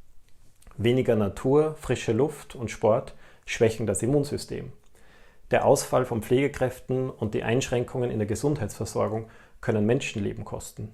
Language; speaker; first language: German; native; German